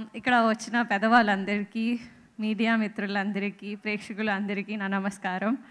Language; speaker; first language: Telugu; non-native, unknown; Marathi